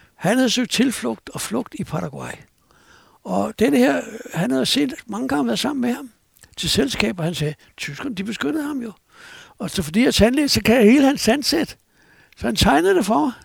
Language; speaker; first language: Danish; native; Danish